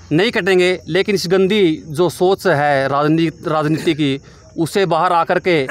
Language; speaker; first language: Hindi; native; Hindi